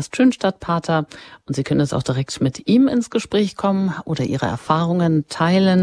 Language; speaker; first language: German; native; German